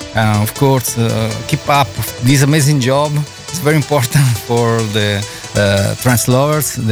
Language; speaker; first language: English; non-native, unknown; Italian